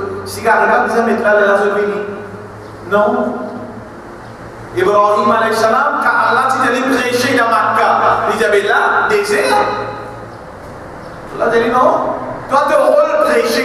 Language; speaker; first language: French; non-native, local second language; Morisyen